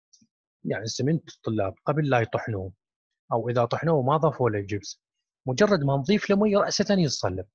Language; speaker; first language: Arabic; native; Arabic